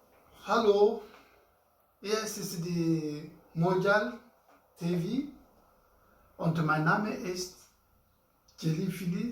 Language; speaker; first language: German; non-native, learner; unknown